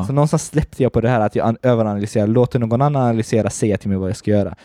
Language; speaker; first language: Swedish; early bilingual, other home language; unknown